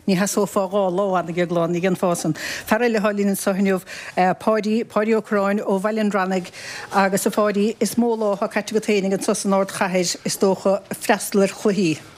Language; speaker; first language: Irish; native; Irish